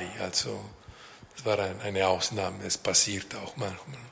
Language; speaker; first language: German; non-native, local second language; French